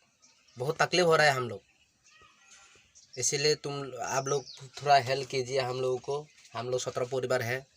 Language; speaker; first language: Hindi; non-native, local second language; Kok Borok